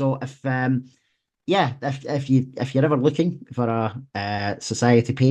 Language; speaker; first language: English; native; English